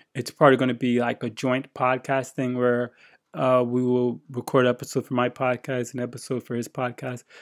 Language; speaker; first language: English; native; English